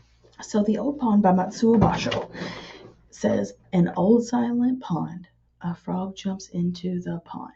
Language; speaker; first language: English; native; English